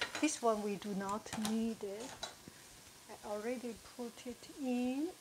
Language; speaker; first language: English; non-native, fluent; Chinese